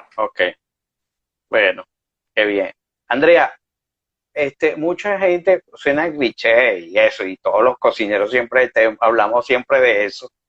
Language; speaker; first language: Spanish; native; Spanish